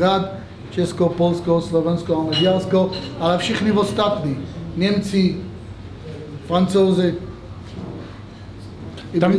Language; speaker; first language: Czech; non-native, fluent; Hebrew